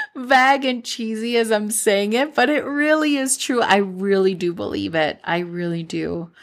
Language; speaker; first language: English; early bilingual, other home language; Spanish